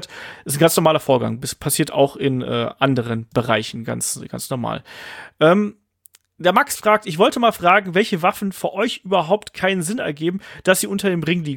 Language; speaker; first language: German; native; German